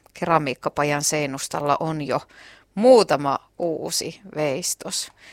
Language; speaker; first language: Finnish; native; Finnish